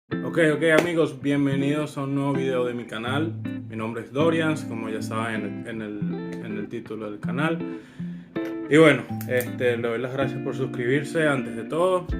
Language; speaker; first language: Spanish; early bilingual, other home language; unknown